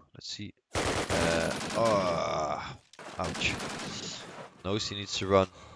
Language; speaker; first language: English; non-native, fluent; Dutch